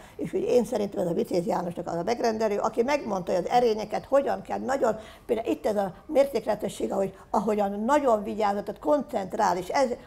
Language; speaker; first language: Hungarian; native; Hungarian